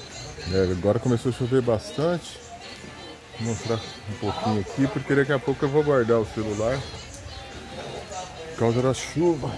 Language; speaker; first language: Portuguese; native; Portuguese